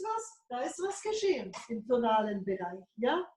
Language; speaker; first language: German; non-native, fluent; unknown